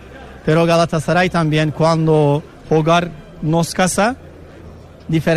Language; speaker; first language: Spanish; non-native, learner; Turkish